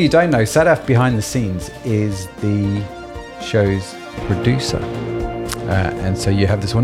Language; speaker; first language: English; native; English